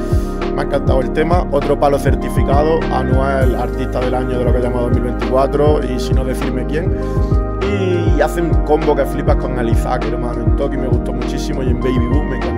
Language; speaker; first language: Spanish; native; Spanish